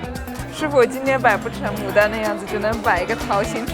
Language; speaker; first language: Chinese; non-native, fluent; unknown